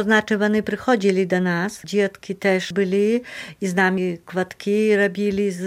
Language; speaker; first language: Polish; non-native, local second language; Belarusian